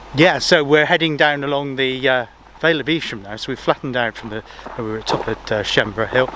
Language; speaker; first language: English; native; English